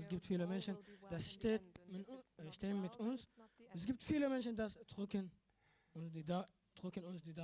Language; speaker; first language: German; non-native, learner; Arabic